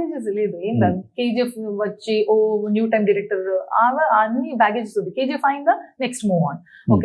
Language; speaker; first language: Telugu; non-native, learner; Kannada